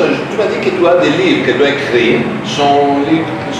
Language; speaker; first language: French; non-native, learner; Spanish